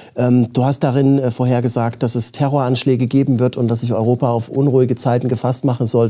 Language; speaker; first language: German; native; German